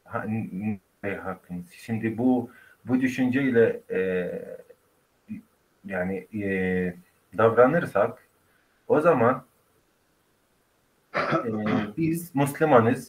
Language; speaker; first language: Turkish; non-native, fluent; Arabic